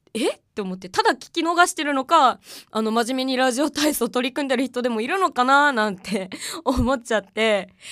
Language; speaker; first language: Japanese; native; Japanese